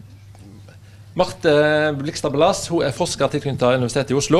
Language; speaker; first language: Norwegian; native; Norwegian